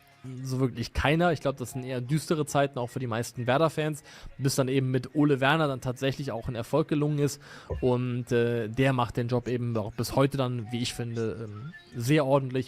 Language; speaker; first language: German; native; German